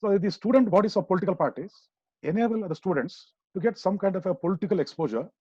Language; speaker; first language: English; non-native, local second language; Kannada